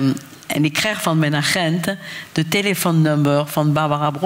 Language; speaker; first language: Dutch; non-native, fluent; French